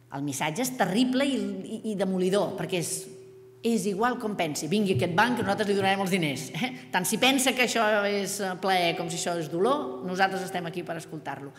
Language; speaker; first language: Catalan; native; Catalan